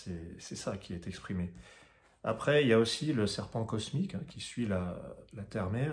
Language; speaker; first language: French; native; French